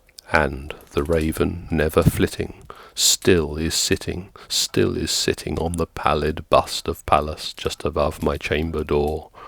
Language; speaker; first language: English; native; English